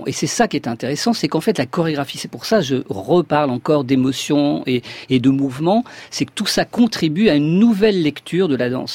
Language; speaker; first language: French; native; French